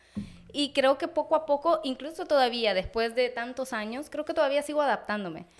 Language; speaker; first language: Spanish; native; Spanish